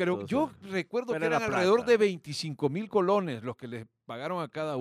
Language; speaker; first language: Spanish; native; Spanish